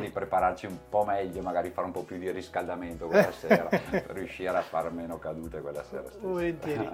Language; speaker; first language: Italian; native; Italian